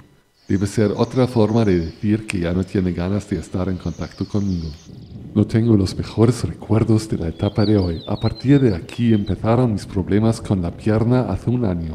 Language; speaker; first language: Spanish; non-native, fluent; German